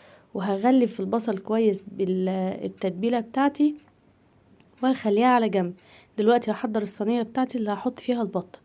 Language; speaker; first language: Arabic; native; Arabic